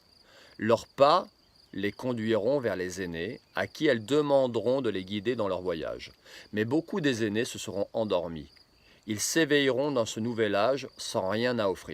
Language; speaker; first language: French; native; French